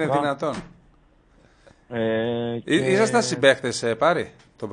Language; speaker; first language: Greek; native; Greek